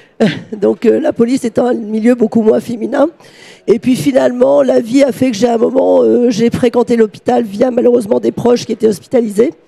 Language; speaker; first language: French; native; French